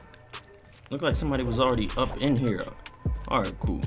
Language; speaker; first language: English; native; English